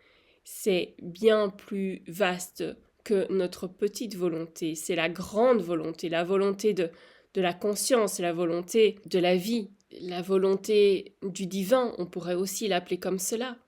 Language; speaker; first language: French; native; French